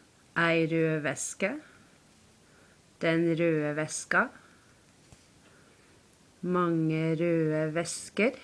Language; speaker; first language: Norwegian; non-native, learner; English